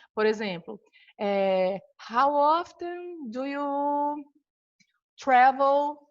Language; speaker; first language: English; non-native, fluent; Portuguese